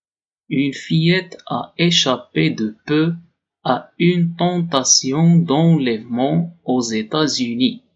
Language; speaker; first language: French; non-native, local second language; Arabic